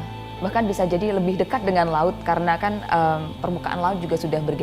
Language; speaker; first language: Indonesian; native; Indonesian